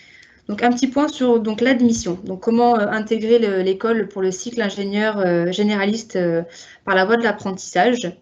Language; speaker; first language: French; native; French